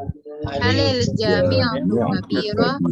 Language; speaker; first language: Arabic; non-native, learner; Indonesian